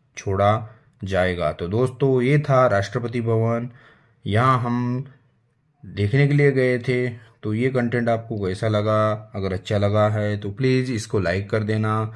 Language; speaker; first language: Hindi; non-native, local second language; Marathi